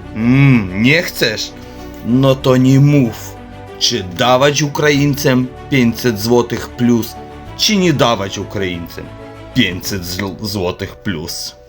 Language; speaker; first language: Polish; non-native, learner; Ukrainian